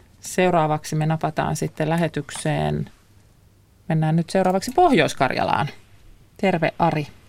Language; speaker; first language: Finnish; native; Finnish